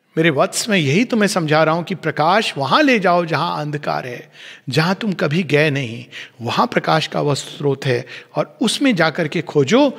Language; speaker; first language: Hindi; native; Hindi